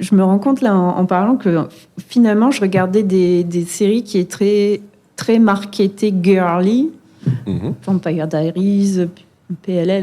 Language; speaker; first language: French; native; French